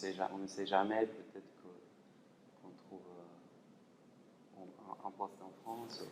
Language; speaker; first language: French; non-native, fluent; Spanish